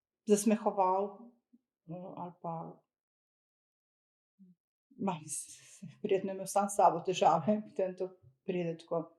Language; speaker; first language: Slovenian; early bilingual, other home language; Croatian